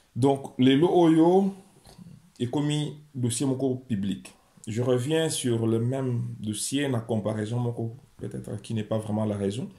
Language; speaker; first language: French; non-native, local second language; Lingala